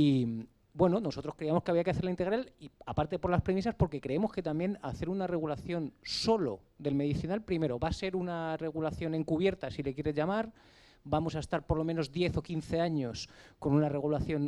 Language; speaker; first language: Spanish; native; Spanish